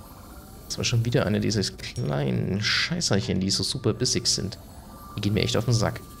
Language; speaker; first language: German; native; German